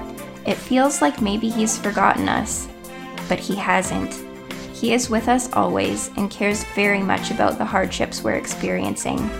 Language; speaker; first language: English; native; English